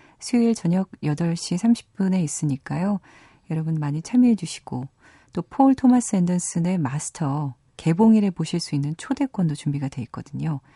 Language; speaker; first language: Korean; native; Korean